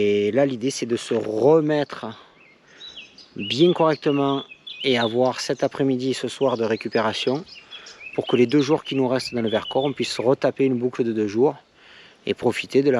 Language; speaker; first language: French; native; French